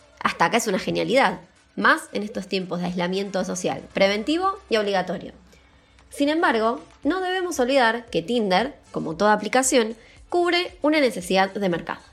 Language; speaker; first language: Spanish; native; Spanish